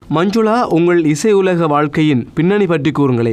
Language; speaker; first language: Tamil; native; Tamil